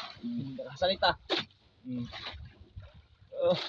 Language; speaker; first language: Filipino; non-native, local second language; Cebuano